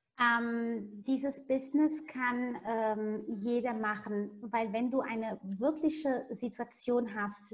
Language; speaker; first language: German; non-native, fluent; Italian